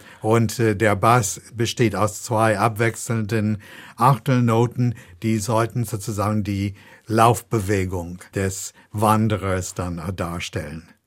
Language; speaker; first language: German; non-native, fluent; English